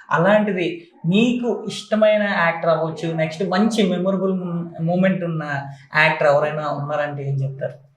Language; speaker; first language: Telugu; native; Telugu